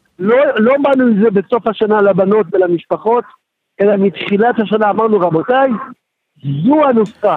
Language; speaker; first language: Hebrew; native; Hebrew